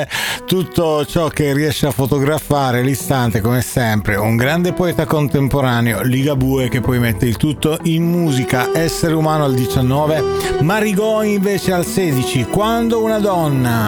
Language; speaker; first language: Italian; native; Italian